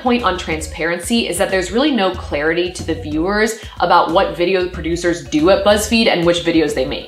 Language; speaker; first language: English; native; English